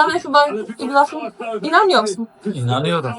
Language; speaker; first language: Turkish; non-native, learner; Polish